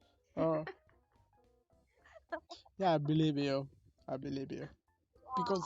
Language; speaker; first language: English; non-native, learner; Bangla